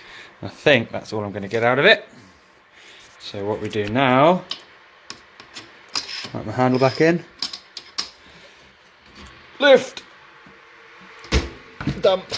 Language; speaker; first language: English; native; English